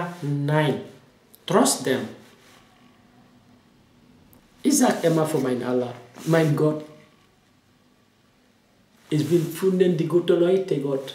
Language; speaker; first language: German; non-native, learner; French